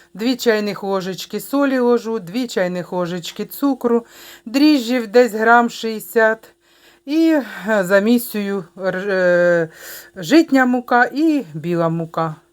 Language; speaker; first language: Ukrainian; native; Ukrainian